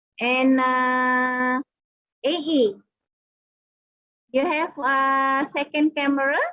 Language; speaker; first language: English; non-native, local second language; Malay